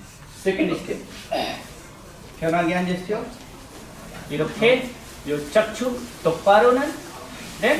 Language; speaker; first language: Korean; non-native, learner; Hindi